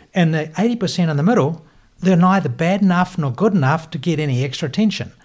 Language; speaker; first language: English; native; English